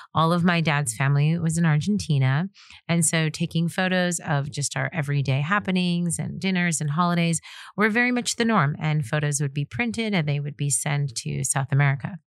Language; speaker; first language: English; native; English